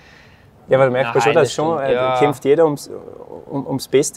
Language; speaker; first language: German; native; German